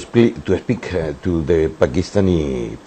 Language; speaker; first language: English; non-native, learner; Spanish